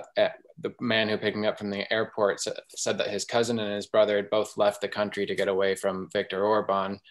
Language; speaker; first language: English; native; English